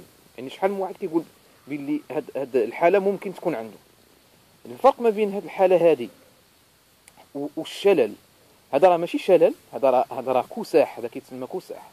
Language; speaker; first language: Arabic; native; Arabic